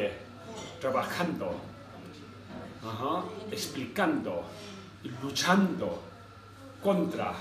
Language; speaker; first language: Spanish; non-native, learner; Tibetan